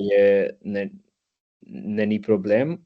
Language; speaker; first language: Czech; non-native, learner; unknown